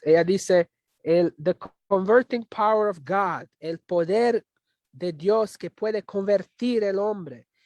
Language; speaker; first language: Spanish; non-native, fluent; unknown